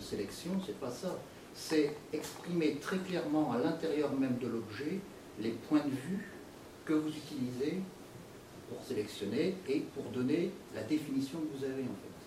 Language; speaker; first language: French; native; French